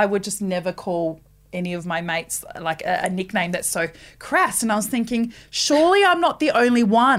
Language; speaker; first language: English; native; English